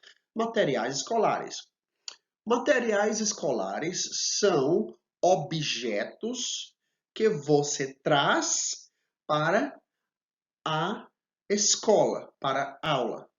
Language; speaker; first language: Portuguese; non-native, fluent; English